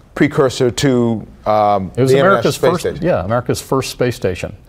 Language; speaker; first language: English; native; English